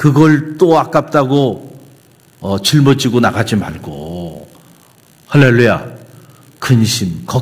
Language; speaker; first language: Korean; native; Korean